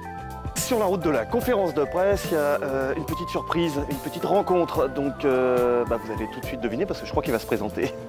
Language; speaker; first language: French; native; French